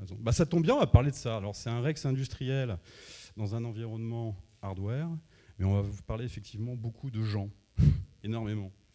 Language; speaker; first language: French; native; French